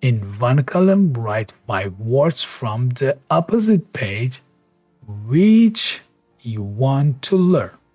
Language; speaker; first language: English; non-native, fluent; Persian